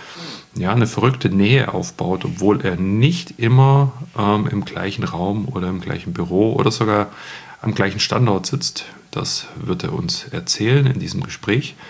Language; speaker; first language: German; native; German